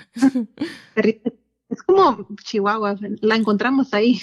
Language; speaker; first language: Spanish; early bilingual, heritage; Spanish